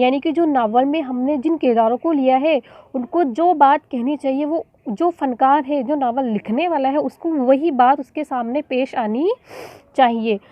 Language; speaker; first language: Urdu; native; Urdu